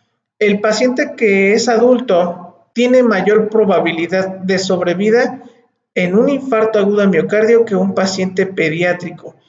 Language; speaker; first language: Spanish; native; Spanish